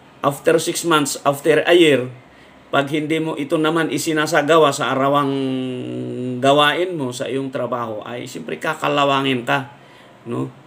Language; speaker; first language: Filipino; non-native, local second language; Iloko